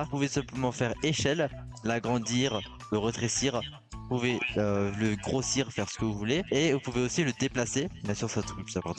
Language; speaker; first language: French; native; French